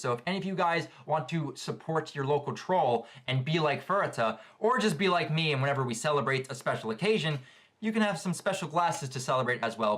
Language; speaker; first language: English; native; English